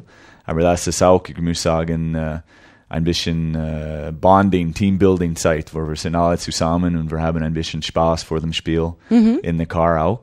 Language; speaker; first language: German; early bilingual, heritage; English